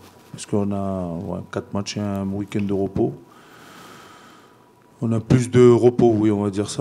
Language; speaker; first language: French; non-native, fluent; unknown